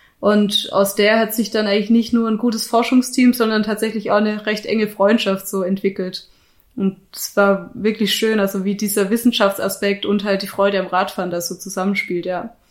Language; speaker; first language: German; native; German